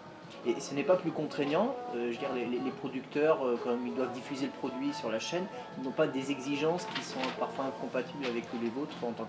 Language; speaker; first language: French; native; French